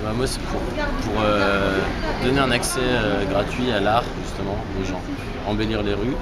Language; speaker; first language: French; native; French